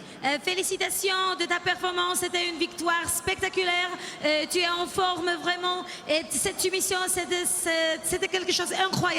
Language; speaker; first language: French; non-native, fluent; Polish